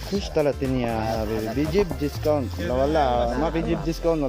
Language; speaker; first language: Arabic; non-native, learner; Filipino